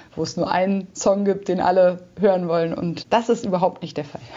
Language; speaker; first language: German; native; German